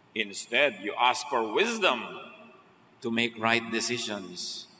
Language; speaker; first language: English; non-native, local second language; Filipino